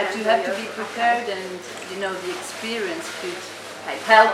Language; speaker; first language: English; non-native, fluent; Italian